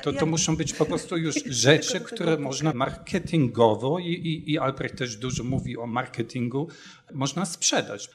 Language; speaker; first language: Polish; non-native, fluent; German